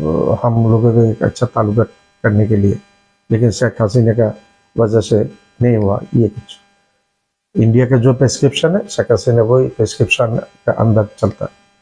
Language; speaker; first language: Hindi; non-native, learner; Bangla